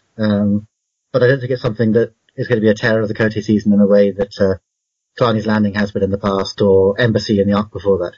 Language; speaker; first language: English; native; English